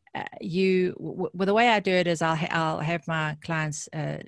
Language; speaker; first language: English; native; English